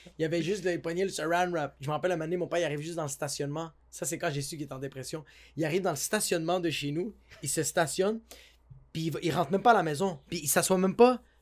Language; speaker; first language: French; native; French